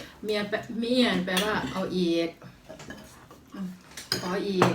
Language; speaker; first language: Swedish; non-native, learner; Thai